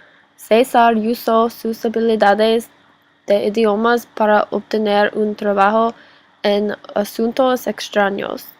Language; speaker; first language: Spanish; non-native, learner; English